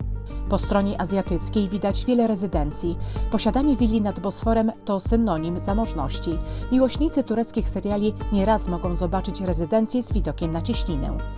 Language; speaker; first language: Polish; native; Polish